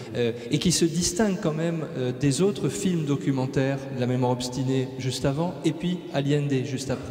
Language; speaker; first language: French; native; French